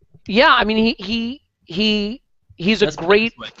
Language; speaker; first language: English; native; English